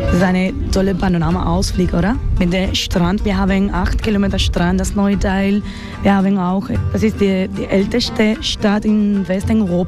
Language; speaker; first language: German; non-native, learner; Spanish